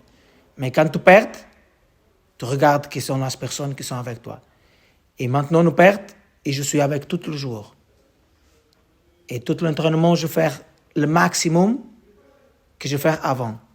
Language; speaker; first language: French; non-native, learner; Portuguese